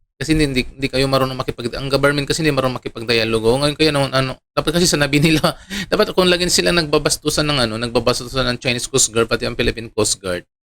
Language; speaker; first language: Filipino; non-native, local second language; Iloko